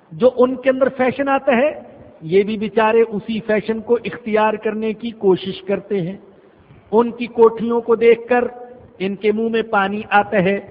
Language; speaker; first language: Urdu; non-native, local second language; Punjabi